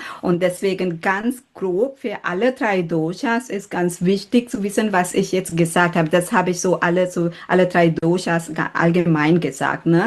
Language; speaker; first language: German; non-native, fluent; Sinhala